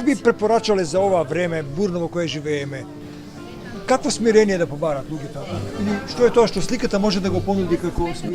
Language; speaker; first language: Macedonian; native; Macedonian